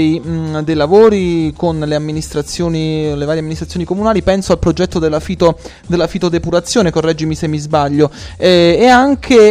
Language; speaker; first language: Italian; native; Italian